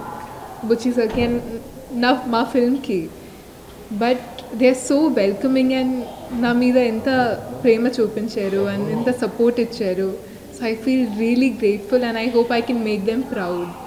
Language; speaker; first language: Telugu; non-native, local second language; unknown